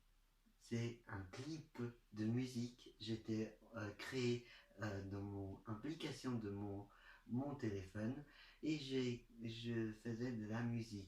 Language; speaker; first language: French; non-native, learner; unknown